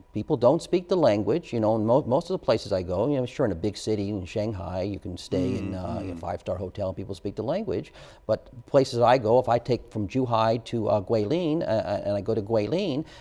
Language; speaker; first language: English; native; English